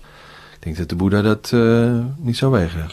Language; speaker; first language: Dutch; native; Dutch